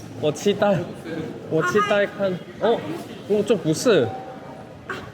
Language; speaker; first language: Chinese; non-native, fluent; Korean